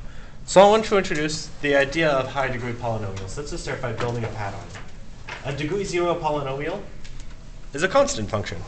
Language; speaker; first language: English; native; English